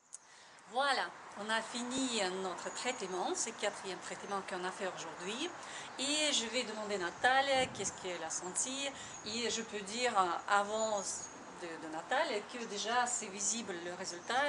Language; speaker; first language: French; non-native, learner; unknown